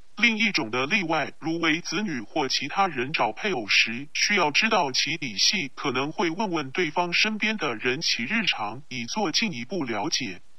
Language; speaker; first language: Chinese; non-native, local second language; Cantonese